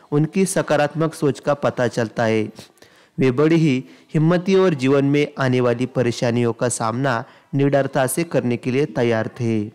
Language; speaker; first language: Hindi; non-native, local second language; Marathi